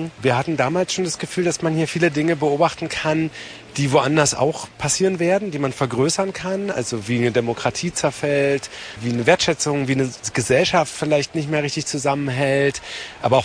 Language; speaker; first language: German; native; German